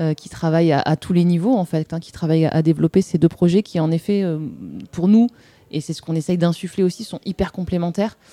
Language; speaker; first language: French; native; French